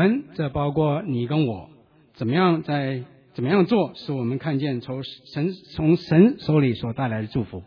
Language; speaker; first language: Chinese; native; Chinese